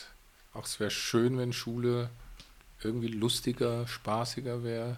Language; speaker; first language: German; native; German